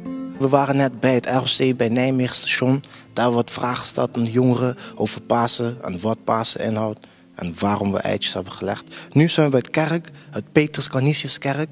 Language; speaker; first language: Dutch; native; Dutch